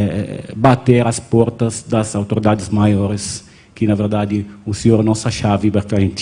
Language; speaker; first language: Portuguese; non-native, fluent; Arabic